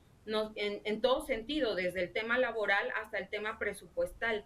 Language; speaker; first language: Spanish; native; Spanish